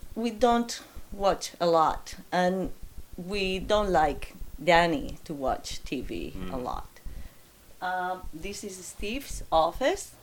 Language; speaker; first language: English; non-native, fluent; Spanish